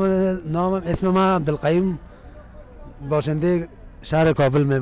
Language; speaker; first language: Persian; native; Persian